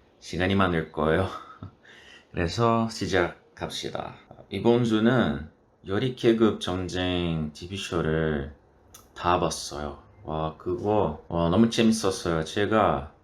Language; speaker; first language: Korean; non-native, learner; Portuguese